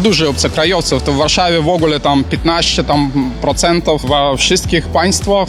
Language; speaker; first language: Polish; non-native, learner; Belarusian